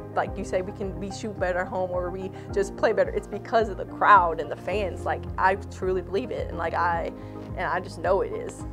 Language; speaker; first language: English; native; English